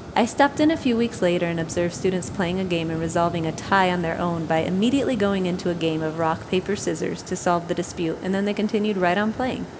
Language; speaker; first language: English; native; English